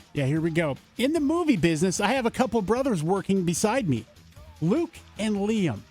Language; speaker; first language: English; native; English